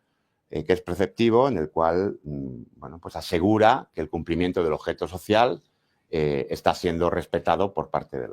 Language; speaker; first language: Spanish; native; Spanish